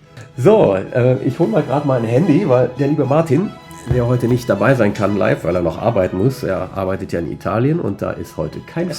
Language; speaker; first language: German; native; German